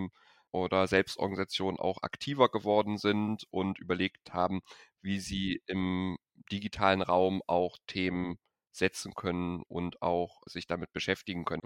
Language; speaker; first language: German; native; German